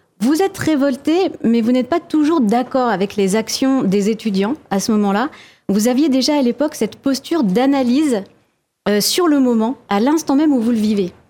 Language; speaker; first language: French; native; French